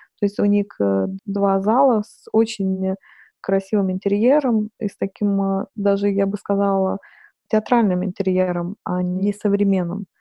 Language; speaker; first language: Russian; non-native, fluent; Lithuanian